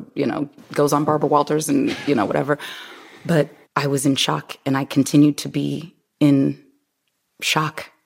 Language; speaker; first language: English; native; English